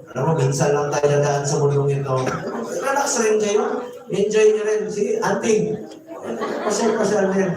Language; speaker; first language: Filipino; non-native, local second language; Cebuano